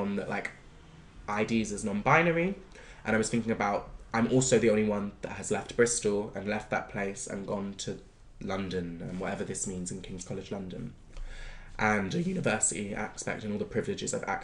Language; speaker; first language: English; native; English